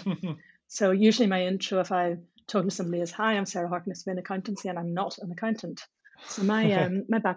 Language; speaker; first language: English; native; English